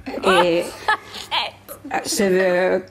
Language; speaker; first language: French; non-native, learner; Finnish